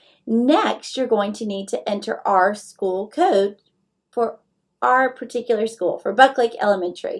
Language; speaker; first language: English; native; English